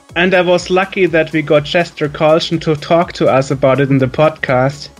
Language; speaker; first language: English; non-native, fluent; German